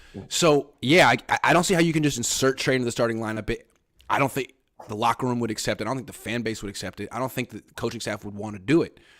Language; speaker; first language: English; native; English